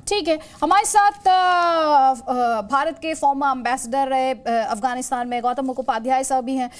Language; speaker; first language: Hindi; native; Hindi